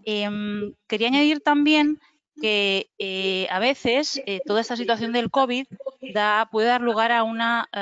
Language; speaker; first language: Spanish; native; Spanish